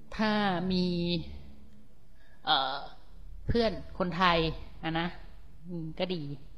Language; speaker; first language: Thai; native; Thai